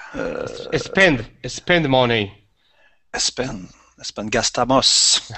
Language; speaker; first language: Spanish; non-native, learner; French